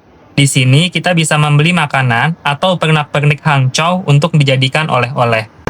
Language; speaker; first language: Indonesian; native; Indonesian